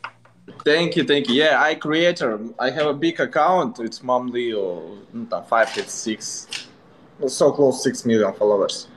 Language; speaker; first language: English; non-native, learner; Russian